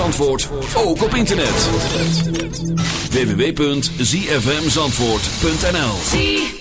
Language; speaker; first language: Dutch; native; Dutch